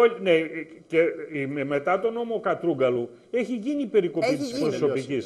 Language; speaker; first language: Greek; native; Greek